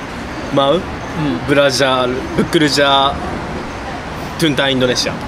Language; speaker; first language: Indonesian; non-native, learner; Japanese